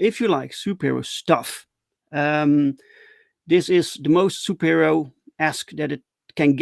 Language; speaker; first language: English; non-native, fluent; Dutch